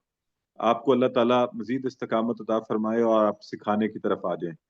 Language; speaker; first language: Urdu; native; Urdu